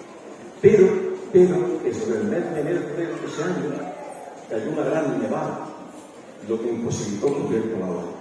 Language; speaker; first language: Spanish; native; Spanish